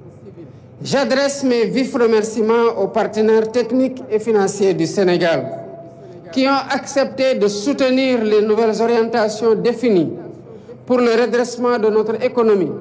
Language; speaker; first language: French; non-native, local second language; Wolof